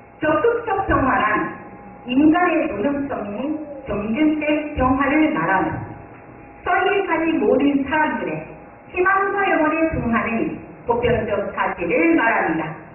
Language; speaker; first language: Korean; non-native, fluent; Japanese